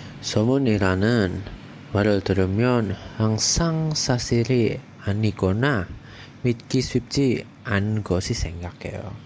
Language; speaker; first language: Korean; non-native, learner; Indonesian